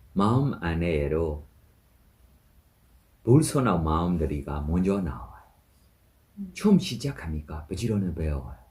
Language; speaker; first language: Korean; non-native, fluent; Burmese